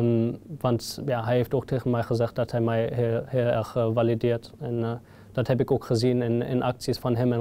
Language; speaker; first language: Dutch; non-native, fluent; German